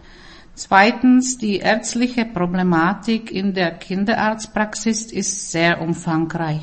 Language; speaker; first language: German; non-native, fluent; Czech